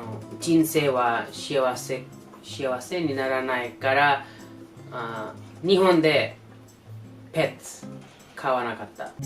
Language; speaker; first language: Japanese; non-native, learner; English